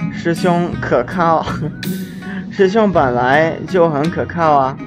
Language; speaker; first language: Chinese; non-native, learner; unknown